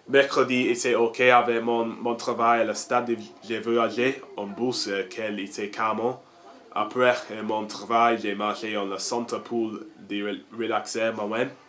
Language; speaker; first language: French; non-native, learner; English